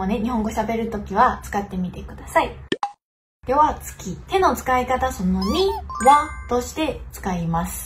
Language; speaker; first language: Japanese; non-native, fluent; Chinese